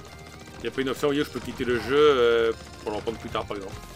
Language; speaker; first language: French; native; French